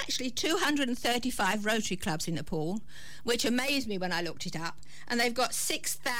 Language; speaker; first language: English; native; English